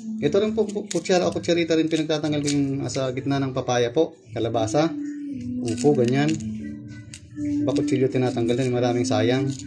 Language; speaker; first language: Filipino; non-native, local second language; Bikol